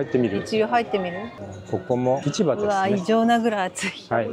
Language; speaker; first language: Japanese; native; Japanese